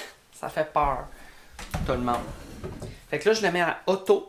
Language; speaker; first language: French; native; French